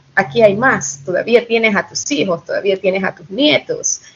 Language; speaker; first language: Spanish; early bilingual, heritage; Spanish